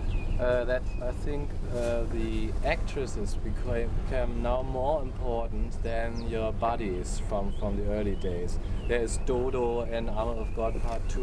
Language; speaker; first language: English; non-native, fluent; German